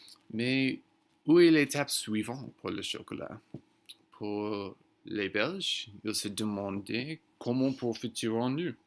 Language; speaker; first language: French; non-native, learner; English